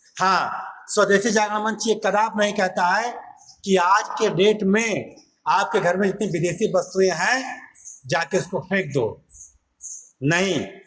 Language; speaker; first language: Hindi; native; Hindi